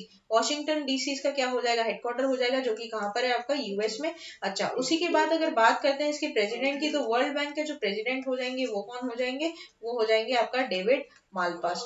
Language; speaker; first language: Hindi; native; Hindi